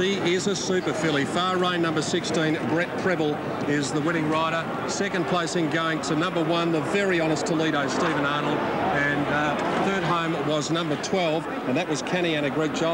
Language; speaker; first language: English; native; English